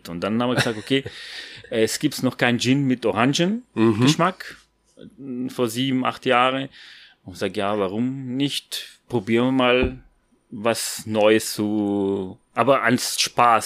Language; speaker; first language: German; non-native, fluent; Italian